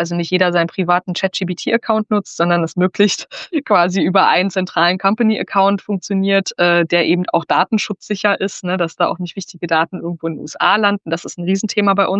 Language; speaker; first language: German; native; German